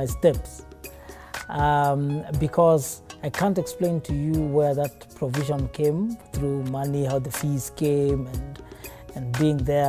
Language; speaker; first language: English; non-native, local second language; Kikuyu